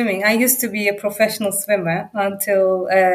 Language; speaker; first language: English; non-native, fluent; Turkish